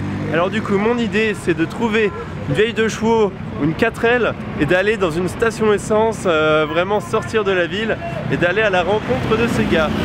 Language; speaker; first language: French; native; French